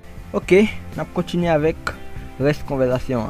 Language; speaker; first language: Portuguese; non-native, learner; Haitian Creole